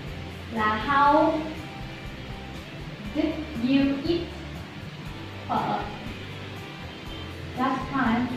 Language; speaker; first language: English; non-native, learner; Vietnamese